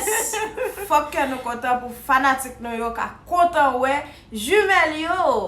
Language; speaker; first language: French; non-native, local second language; Haitian Creole